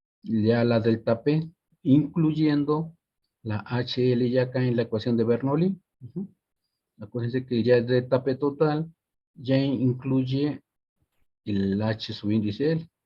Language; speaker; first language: Spanish; native; Spanish